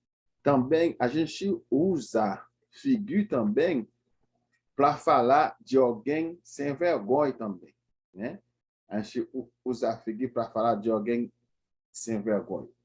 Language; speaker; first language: Portuguese; non-native, fluent; Haitian Creole